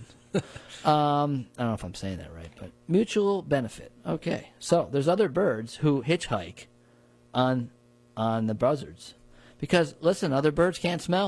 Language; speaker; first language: English; native; English